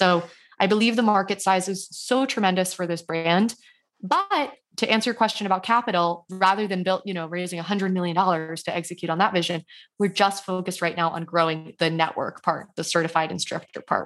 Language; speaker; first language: English; native; English